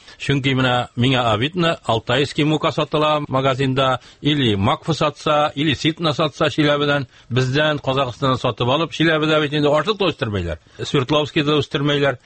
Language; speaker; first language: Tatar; native; Tatar